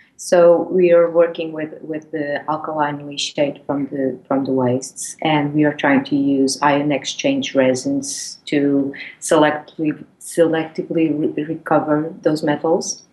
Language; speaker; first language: English; non-native, fluent; Portuguese